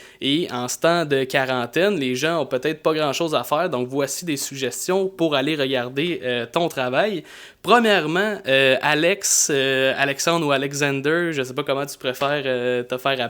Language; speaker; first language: French; native; French